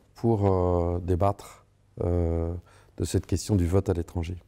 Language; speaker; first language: French; native; French